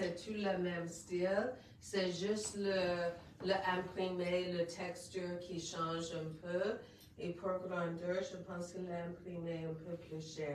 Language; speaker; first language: French; non-native, local second language; English